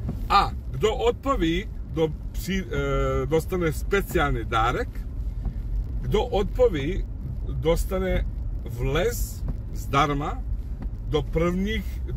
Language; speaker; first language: Czech; non-native, fluent; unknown